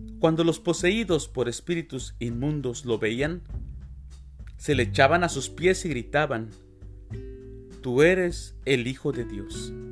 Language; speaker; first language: Spanish; native; Spanish